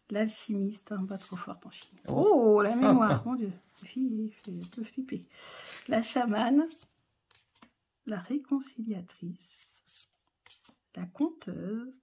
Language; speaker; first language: French; native; French